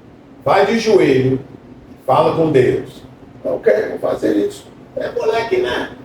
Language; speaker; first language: Portuguese; non-native, fluent; English